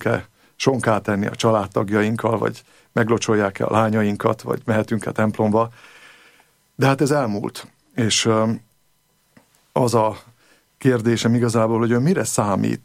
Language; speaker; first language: Hungarian; native; Hungarian